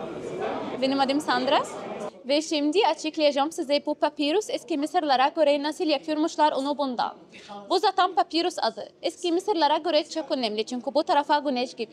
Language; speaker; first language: Turkish; non-native, learner; Arabic